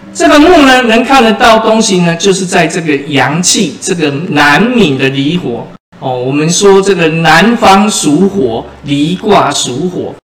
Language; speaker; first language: Chinese; native; Chinese